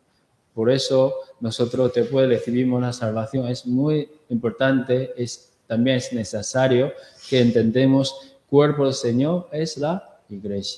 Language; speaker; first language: Spanish; non-native, learner; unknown